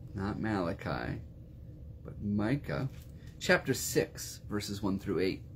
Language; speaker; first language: English; native; English